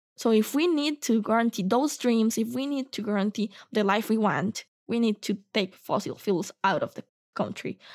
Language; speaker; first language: English; non-native, fluent; Spanish